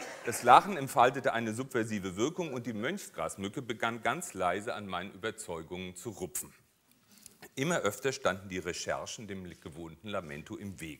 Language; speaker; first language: German; native; German